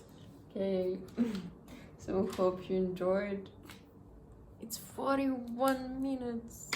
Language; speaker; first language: English; non-native, learner; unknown